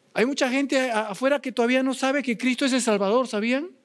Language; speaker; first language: Spanish; native; Spanish